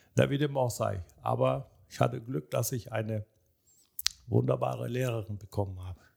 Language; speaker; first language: German; early bilingual, other home language; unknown